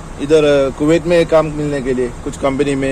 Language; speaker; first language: Hindi; non-native, local second language; Malayalam